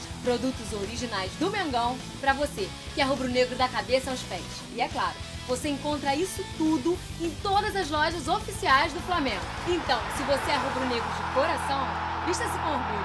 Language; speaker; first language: Portuguese; native; Portuguese